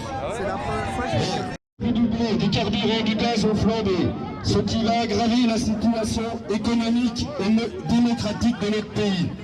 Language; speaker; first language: French; native; French